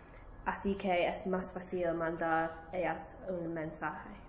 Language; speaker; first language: Spanish; non-native, learner; English